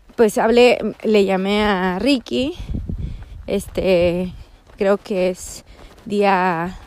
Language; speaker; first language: Spanish; native; Spanish